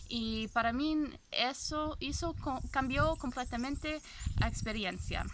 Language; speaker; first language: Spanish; non-native, fluent; English